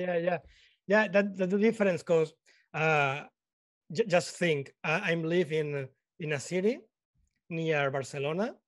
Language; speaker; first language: English; non-native, learner; Spanish